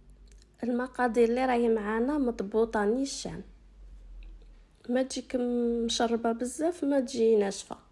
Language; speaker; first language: Arabic; native; Arabic